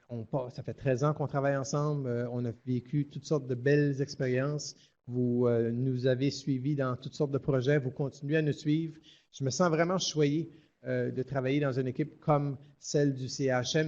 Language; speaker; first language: French; native; French